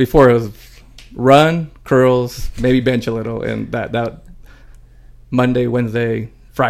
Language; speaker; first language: English; early bilingual, other home language; Spanish